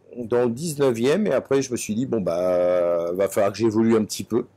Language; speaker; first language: French; native; French